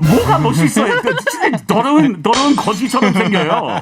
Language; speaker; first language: Korean; non-native, learner; English